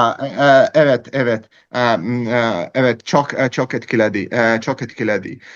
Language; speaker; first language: Turkish; non-native, learner; Russian